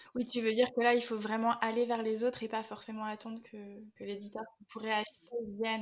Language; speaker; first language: French; native; French